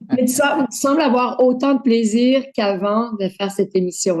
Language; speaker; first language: French; native; French